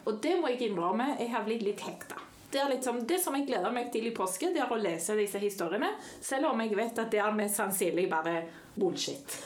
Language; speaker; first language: Norwegian; non-native, fluent; Spanish